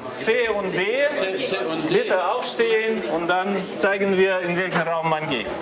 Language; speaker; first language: German; non-native, fluent; Russian